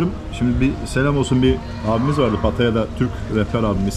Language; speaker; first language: Turkish; native; Turkish